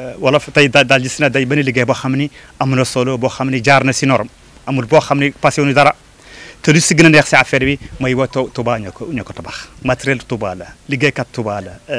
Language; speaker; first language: Wolof; non-native, fluent; Arabic